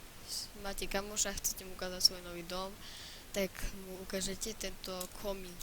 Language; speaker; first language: Slovak; native; Slovak